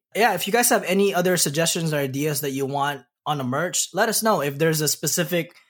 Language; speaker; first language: English; early bilingual, other home language; Pampanga